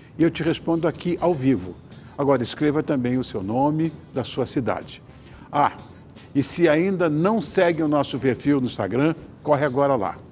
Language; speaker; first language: Portuguese; native; Portuguese